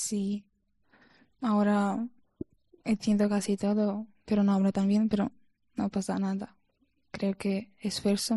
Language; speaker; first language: Spanish; non-native, learner; Ukrainian